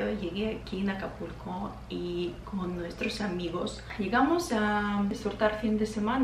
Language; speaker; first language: Spanish; non-native, fluent; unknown